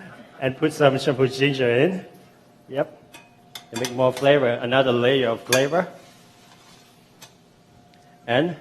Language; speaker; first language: English; non-native, fluent; Thai